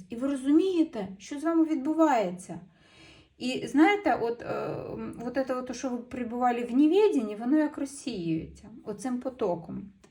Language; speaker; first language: Ukrainian; non-native, local second language; Russian